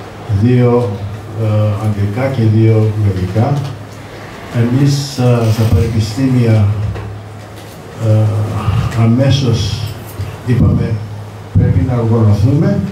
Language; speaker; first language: Greek; early bilingual, heritage; Greek